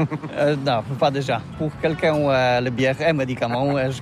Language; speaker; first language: French; non-native, learner; Polish